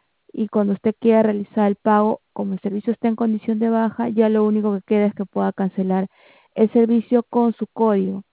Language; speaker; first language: Spanish; native; Spanish